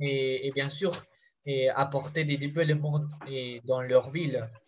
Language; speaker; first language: French; non-native, fluent; Spanish